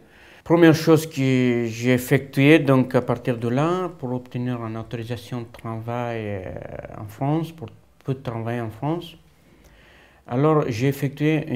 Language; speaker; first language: French; non-native, fluent; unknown